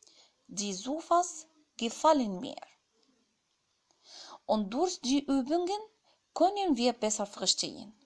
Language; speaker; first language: German; non-native, fluent; Arabic